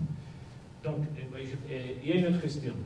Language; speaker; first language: French; non-native, fluent; Basque